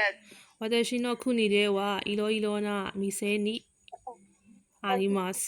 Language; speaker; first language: Japanese; non-native, learner; Burmese